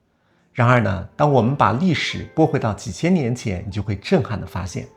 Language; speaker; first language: Chinese; native; Chinese